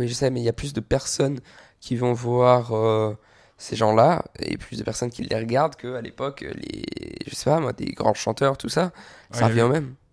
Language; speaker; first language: French; native; French